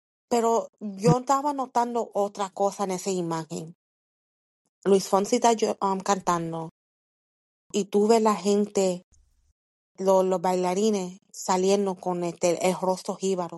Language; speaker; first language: Spanish; early bilingual, heritage; Spanish